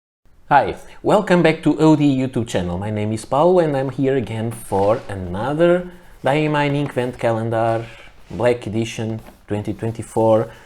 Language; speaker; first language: English; non-native, fluent; Portuguese